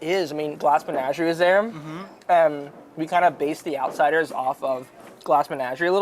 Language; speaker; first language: English; native; English